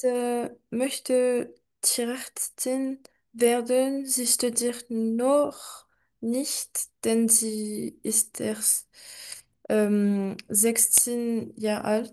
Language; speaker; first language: German; non-native, learner; French